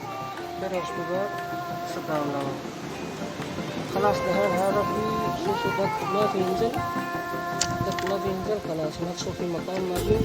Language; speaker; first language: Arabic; non-native, learner; Punjabi